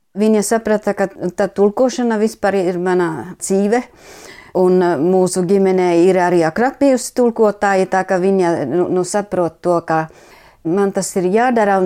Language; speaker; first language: Latvian; non-native, fluent; Finnish